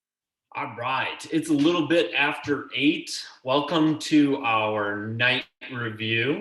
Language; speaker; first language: English; native; English